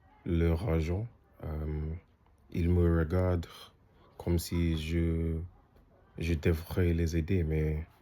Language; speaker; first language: French; non-native, learner; English